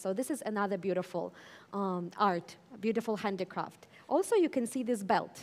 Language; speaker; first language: English; early bilingual, other home language; Russian